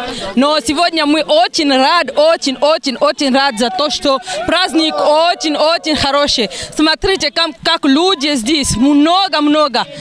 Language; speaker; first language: Russian; non-native, learner; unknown